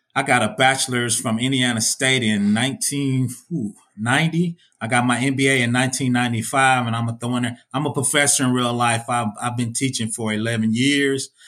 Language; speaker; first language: English; native; English